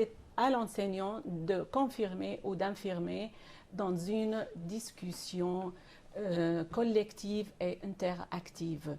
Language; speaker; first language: French; non-native, fluent; Arabic